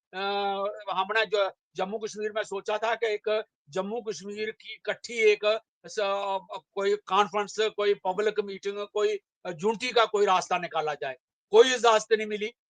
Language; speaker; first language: Hindi; non-native, local second language; Dogri